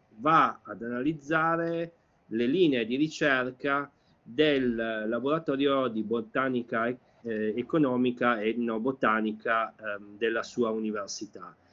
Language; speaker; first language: Italian; native; Italian